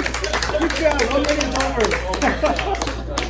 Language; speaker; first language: English; non-native, fluent; Chinese